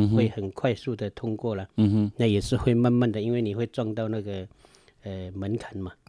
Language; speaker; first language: Chinese; non-native, local second language; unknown